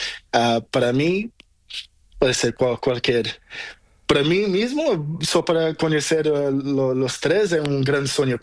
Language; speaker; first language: Spanish; non-native, learner; Portuguese